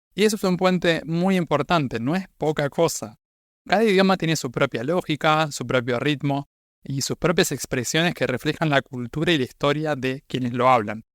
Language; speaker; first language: Spanish; native; Spanish